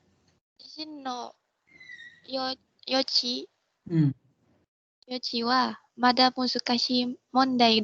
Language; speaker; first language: Japanese; non-native, learner; Indonesian